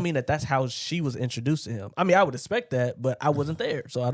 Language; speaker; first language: English; native; English